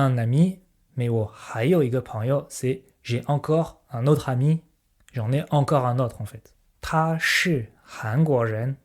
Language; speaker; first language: French; native; French